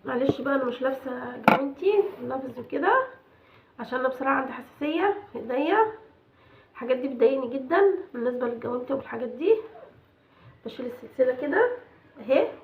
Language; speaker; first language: Arabic; native; Arabic